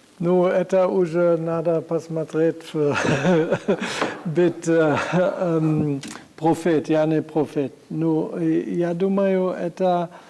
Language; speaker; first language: Russian; non-native, learner; German